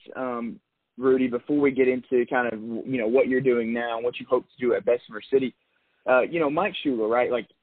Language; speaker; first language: English; native; English